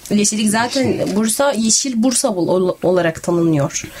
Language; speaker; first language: Turkish; native; Turkish